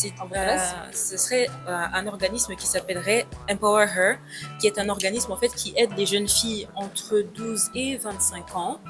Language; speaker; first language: French; early bilingual, other home language; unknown